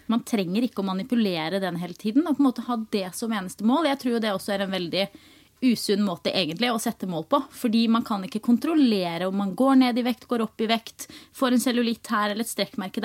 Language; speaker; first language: Norwegian; native; Norwegian